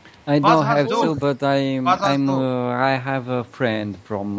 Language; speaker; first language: English; non-native, learner; Romanian